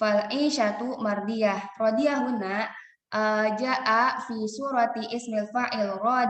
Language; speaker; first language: Arabic; non-native, learner; Indonesian